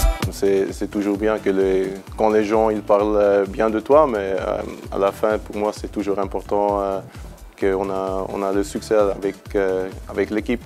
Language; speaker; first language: French; non-native, learner; German